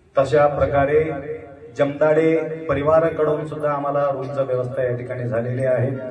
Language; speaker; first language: Marathi; non-native, local second language; Kannada